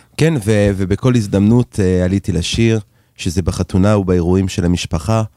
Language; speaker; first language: Hebrew; non-native, fluent; French